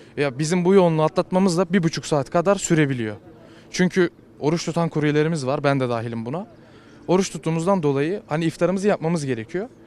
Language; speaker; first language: Turkish; native; Turkish